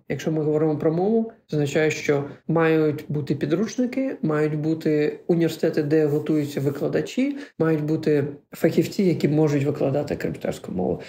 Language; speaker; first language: Ukrainian; non-native, local second language; Crimean Tatar